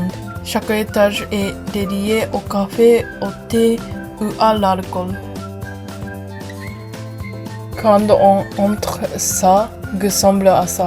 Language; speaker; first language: French; non-native, learner; Japanese